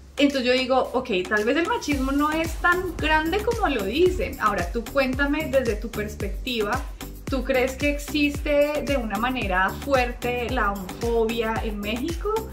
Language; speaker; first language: Spanish; native; Spanish